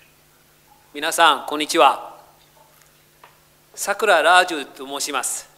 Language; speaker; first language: Japanese; non-native, fluent; English